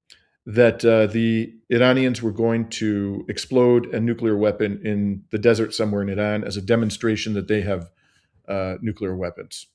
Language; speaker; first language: English; native; English